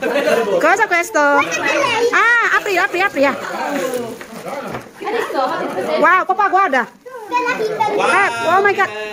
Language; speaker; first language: Italian; non-native, learner; Indonesian